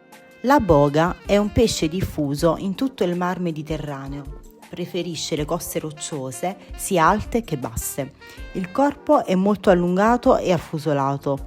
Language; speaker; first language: Italian; native; Italian